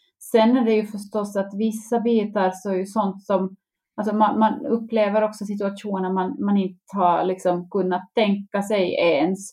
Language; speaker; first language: Swedish; native; Swedish